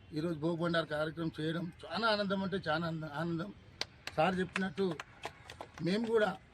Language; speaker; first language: Telugu; non-native, local second language; Lambadi